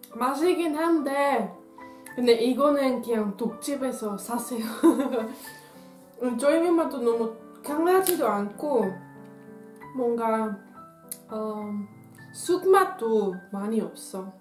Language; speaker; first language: Korean; non-native, learner; Dutch